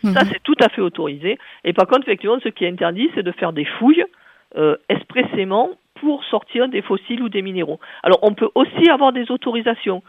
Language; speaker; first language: French; native; French